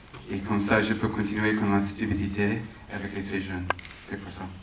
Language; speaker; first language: French; non-native, fluent; English